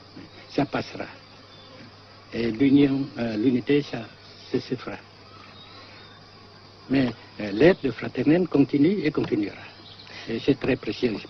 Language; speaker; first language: French; non-native, local second language; Vietnamese